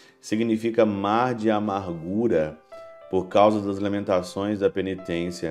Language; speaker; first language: Portuguese; native; Portuguese